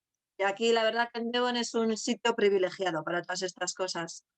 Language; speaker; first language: Spanish; non-native, local second language; Basque